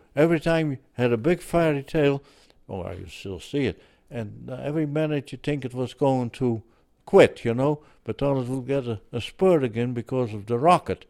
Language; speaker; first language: English; early bilingual, other home language; Dutch